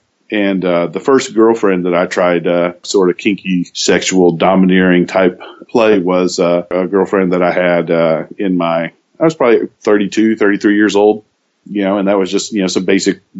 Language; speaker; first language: English; native; English